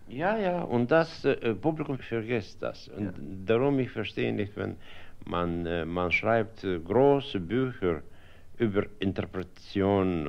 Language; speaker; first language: German; non-native, fluent; Russian